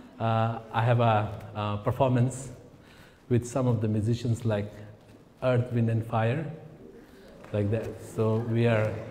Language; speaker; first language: English; non-native, fluent; Tibetan